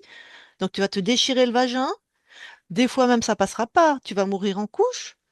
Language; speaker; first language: French; native; French